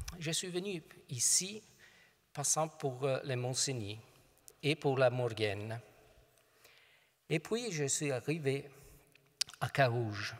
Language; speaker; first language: French; non-native, fluent; Italian